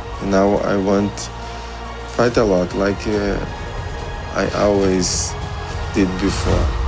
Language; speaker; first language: English; non-native, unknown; Portuguese